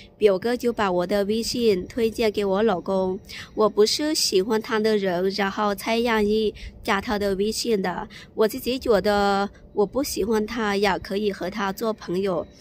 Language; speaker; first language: Chinese; non-native, fluent; Lao